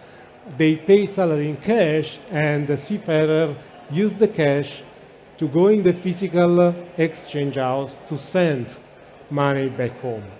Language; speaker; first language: English; non-native, fluent; Italian